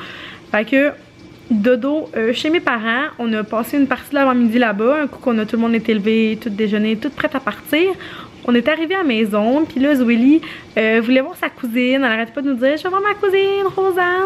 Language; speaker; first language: French; native; French